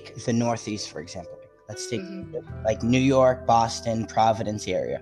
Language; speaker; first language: English; native; English